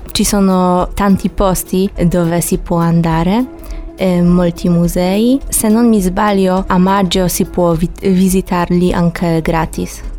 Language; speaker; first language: Italian; non-native, fluent; Polish